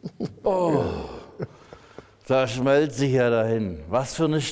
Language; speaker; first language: German; non-native, fluent; English